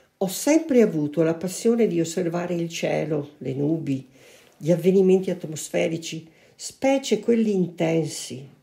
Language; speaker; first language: Italian; native; Italian